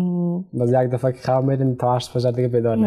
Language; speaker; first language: Persian; native; Persian